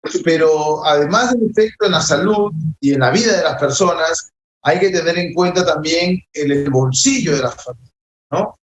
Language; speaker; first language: Spanish; native; Spanish